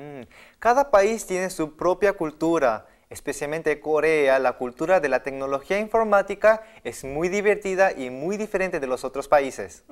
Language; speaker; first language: Spanish; non-native, fluent; Korean